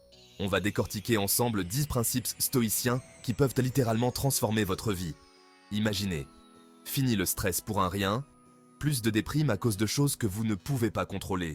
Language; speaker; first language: French; native; French